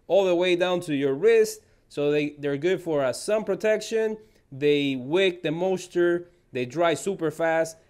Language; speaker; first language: English; native; English